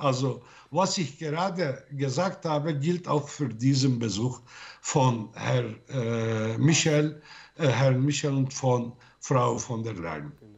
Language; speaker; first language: German; non-native, fluent; Turkish